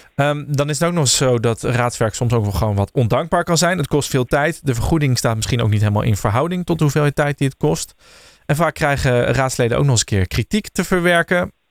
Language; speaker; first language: Dutch; native; Dutch